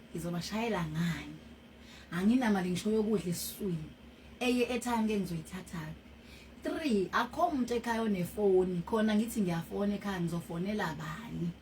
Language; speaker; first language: Zulu; native; Zulu